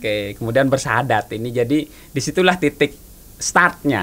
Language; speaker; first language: Indonesian; native; Indonesian